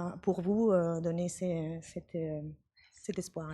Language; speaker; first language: French; non-native, learner; Spanish